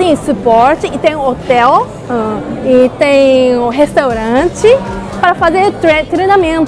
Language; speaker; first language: Portuguese; non-native, learner; Japanese